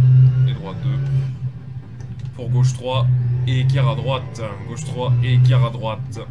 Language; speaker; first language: French; native; French